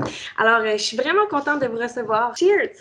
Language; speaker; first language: French; native; French